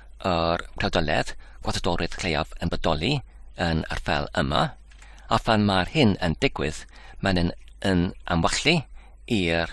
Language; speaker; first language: Welsh; non-native, learner; Polish